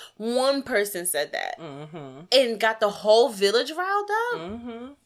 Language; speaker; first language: English; native; English